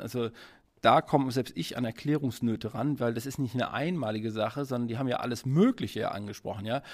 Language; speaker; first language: German; native; German